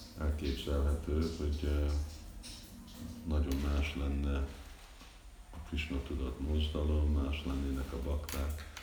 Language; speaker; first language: Hungarian; early bilingual, heritage; Hungarian